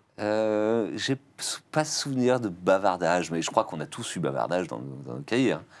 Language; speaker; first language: French; native; French